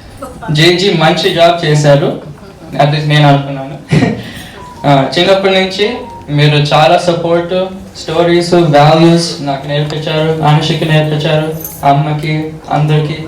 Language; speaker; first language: Telugu; early bilingual, heritage; Telugu